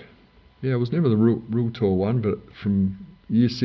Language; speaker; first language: English; native; English